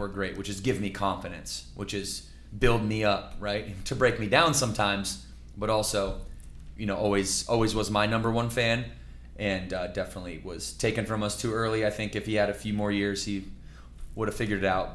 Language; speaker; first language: English; native; English